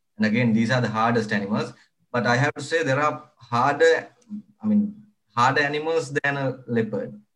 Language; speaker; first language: English; non-native, local second language; Sinhala